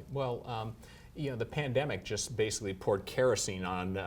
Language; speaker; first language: English; native; English